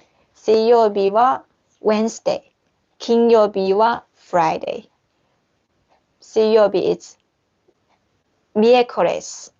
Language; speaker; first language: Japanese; non-native, fluent; Chinese